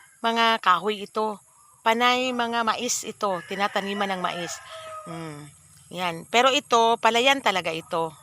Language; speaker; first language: Filipino; non-native, local second language; Hiligaynon